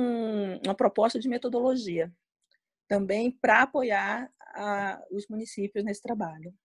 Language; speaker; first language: Portuguese; native; Portuguese